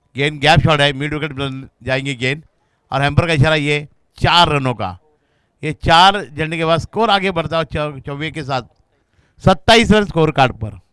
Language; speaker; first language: Hindi; non-native, local second language; Marathi